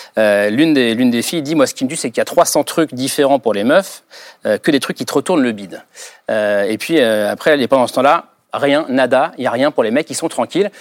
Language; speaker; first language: French; native; French